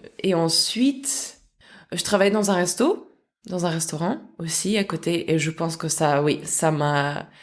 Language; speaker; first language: French; early bilingual, other home language; Russian